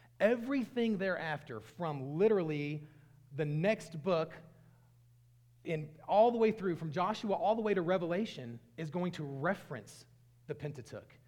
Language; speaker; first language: English; native; English